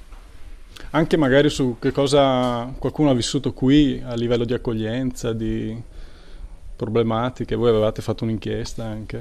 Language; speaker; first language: Italian; native; Italian